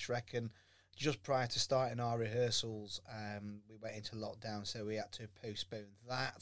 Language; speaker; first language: English; native; English